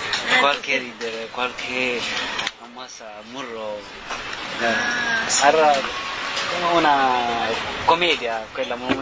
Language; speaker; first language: Italian; non-native, learner; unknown